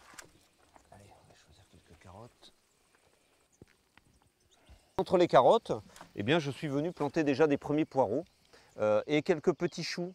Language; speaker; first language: French; native; French